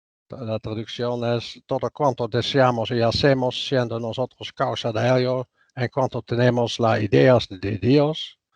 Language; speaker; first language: Spanish; non-native, fluent; Dutch